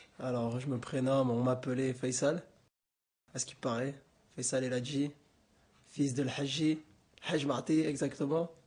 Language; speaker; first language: French; early bilingual, other home language; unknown